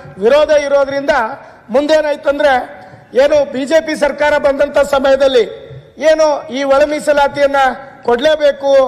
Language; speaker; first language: Kannada; non-native, local second language; Lambadi